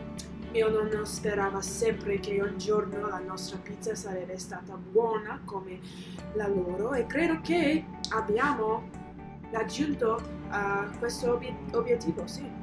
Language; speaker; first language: Italian; non-native, learner; English